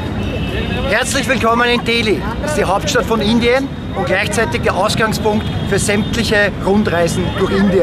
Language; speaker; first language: German; native; German